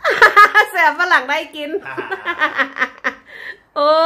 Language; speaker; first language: Thai; non-native, local second language; Lao